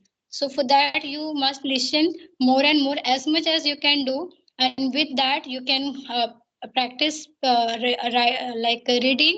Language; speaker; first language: English; non-native, learner; Hindi